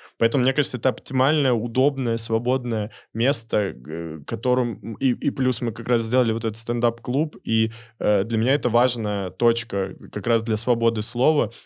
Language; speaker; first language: Russian; native; Russian